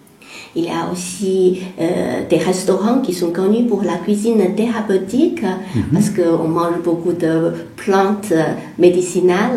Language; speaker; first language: French; non-native, fluent; Chinese